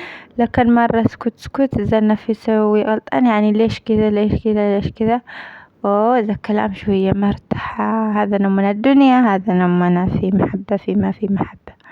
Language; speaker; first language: Arabic; non-native, learner; Amharic